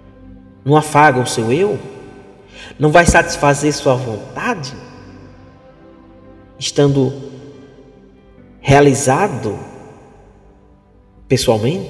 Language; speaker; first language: Portuguese; native; Portuguese